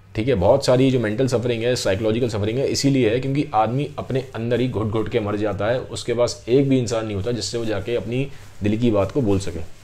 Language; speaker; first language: Hindi; native; Hindi